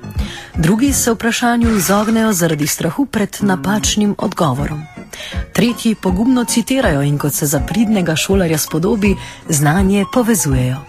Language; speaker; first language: Slovenian; native; Slovenian